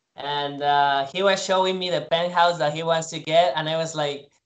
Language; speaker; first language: English; non-native, fluent; Spanish